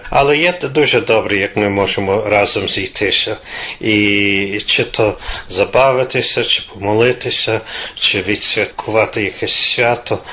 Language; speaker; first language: Ukrainian; early bilingual, heritage; Ukrainian